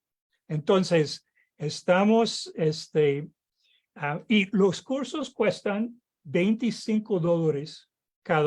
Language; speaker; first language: Spanish; non-native, fluent; English